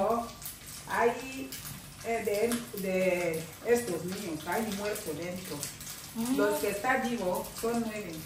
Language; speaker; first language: Spanish; non-native, learner; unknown